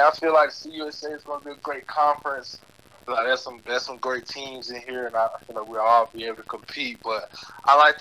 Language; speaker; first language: English; native; English